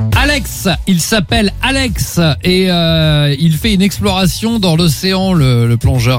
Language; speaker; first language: French; native; French